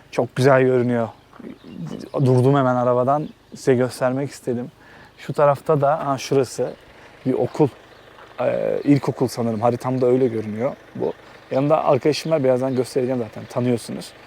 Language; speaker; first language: Turkish; native; Turkish